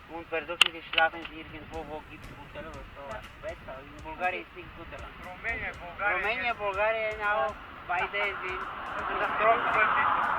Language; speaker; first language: German; non-native, learner; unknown